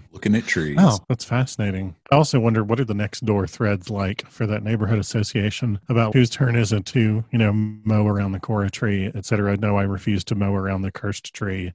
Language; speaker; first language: English; native; English